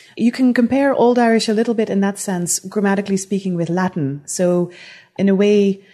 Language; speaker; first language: English; non-native, fluent; Dutch